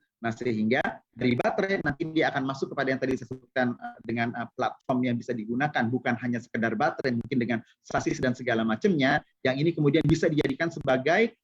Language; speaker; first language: Indonesian; native; Indonesian